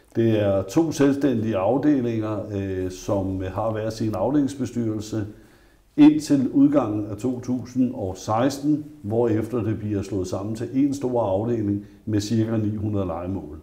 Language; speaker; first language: Danish; native; Danish